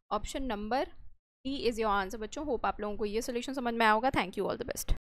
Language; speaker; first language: Hindi; native; Hindi